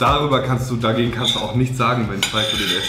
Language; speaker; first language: German; native; German